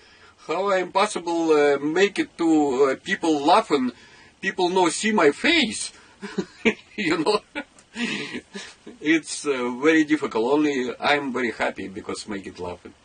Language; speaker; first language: English; non-native, learner; Russian